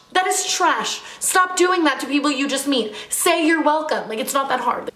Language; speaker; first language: English; native; English